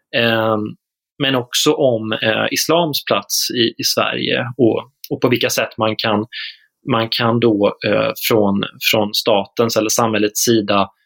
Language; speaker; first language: Swedish; native; Swedish